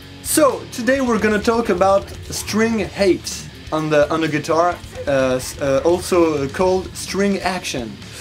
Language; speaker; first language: English; non-native, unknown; French